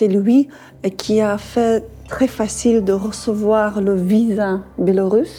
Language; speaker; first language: French; non-native, fluent; Polish